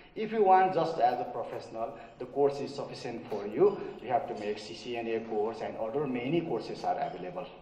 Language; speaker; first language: English; non-native, local second language; Nepali